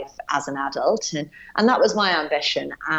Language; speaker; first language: English; native; English